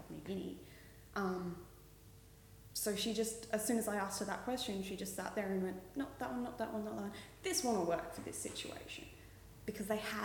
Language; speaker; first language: English; native; English